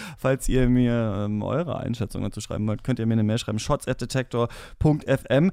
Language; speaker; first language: German; native; German